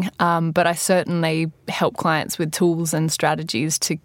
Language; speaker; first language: English; native; English